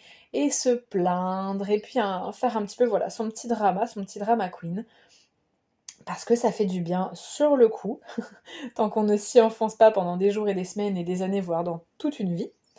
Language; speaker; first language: French; native; French